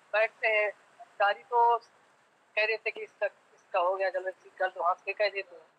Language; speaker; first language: Hindi; native; Hindi